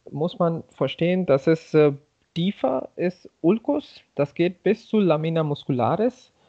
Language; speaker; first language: German; non-native, fluent; Hindi